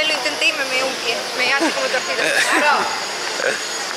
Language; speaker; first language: Spanish; native; Spanish